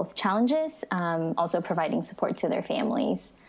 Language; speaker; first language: English; non-native, local second language; Filipino